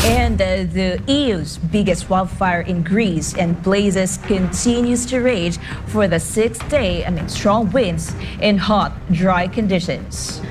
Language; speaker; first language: English; non-native, local second language; Filipino